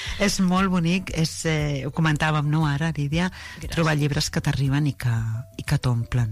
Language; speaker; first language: Catalan; native; Catalan